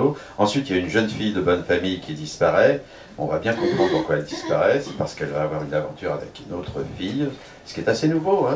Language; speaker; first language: French; native; French